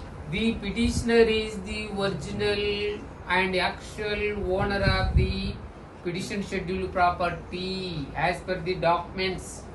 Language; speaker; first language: English; non-native, local second language; Telugu